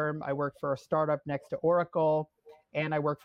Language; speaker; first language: English; native; English